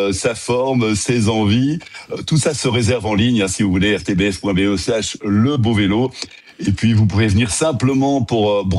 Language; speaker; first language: French; native; French